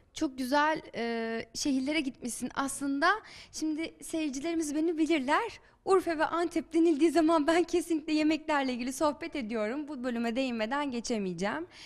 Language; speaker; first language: Turkish; native; Turkish